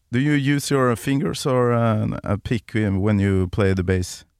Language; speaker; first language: English; non-native, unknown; Norwegian